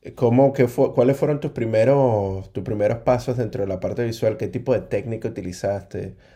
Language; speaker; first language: Spanish; native; Spanish